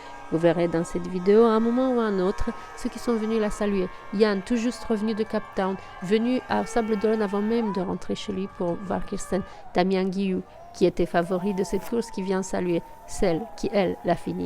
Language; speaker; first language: French; native; French